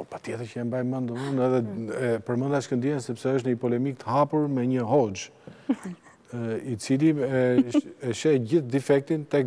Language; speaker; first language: Albanian; native; Albanian